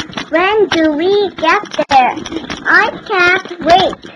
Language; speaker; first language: English; non-native, learner; Korean